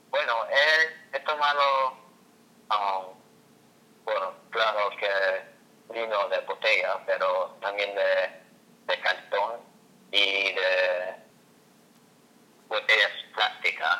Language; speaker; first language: Spanish; non-native, learner; English